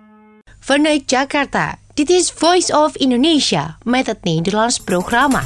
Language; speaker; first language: Dutch; non-native, fluent; Indonesian